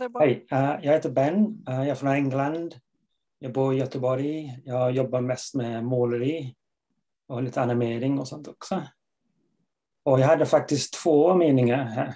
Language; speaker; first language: Swedish; non-native, fluent; English